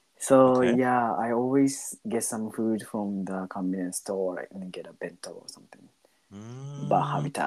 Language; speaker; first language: English; non-native, learner; Japanese